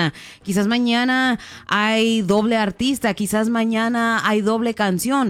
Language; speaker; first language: Spanish; native; Spanish